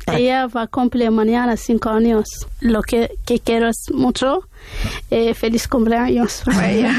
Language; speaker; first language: Spanish; non-native, learner; Arabic